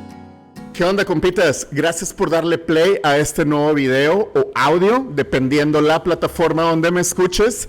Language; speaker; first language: Spanish; native; Spanish